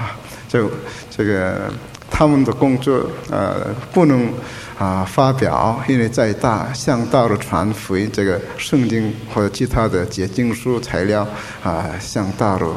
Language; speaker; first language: Chinese; non-native, fluent; Korean